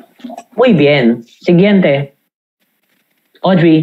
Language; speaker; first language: Spanish; non-native, fluent; Filipino